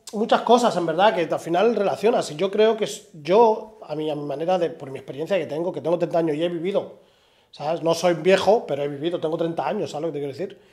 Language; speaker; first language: Spanish; early bilingual, other home language; Arabic